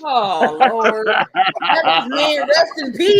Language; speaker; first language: English; native; English